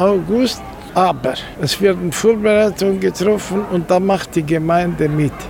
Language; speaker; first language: German; native; German